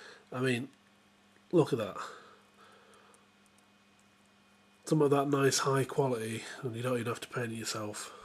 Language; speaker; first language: English; native; English